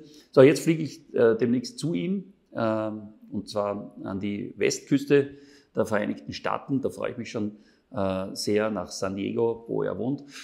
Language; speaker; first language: German; native; German